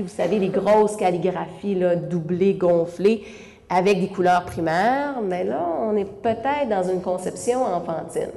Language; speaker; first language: French; native; French